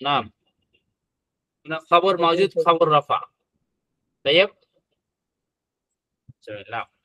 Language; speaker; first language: Arabic; non-native, fluent; Bangla